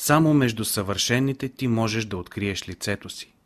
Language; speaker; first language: Bulgarian; native; Bulgarian